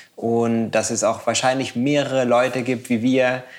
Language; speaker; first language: German; non-native, fluent; Spanish